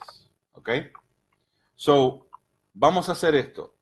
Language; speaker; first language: Spanish; early bilingual, heritage; Spanish